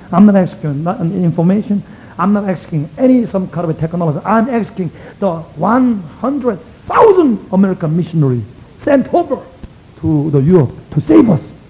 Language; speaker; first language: English; non-native, fluent; Korean